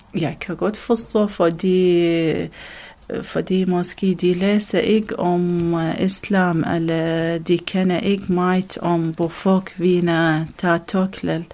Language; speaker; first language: Danish; non-native, learner; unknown